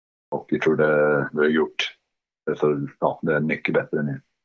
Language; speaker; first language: Swedish; non-native, fluent; English